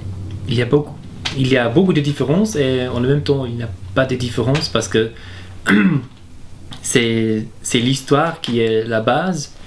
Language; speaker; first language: French; non-native, local second language; German